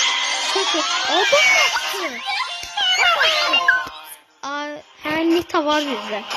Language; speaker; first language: Turkish; non-native, learner; Azerbaijani